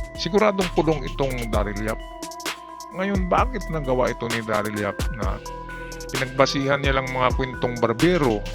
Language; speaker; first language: Filipino; native; Filipino